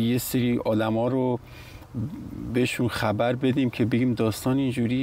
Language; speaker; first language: Persian; non-native, local second language; Kurdish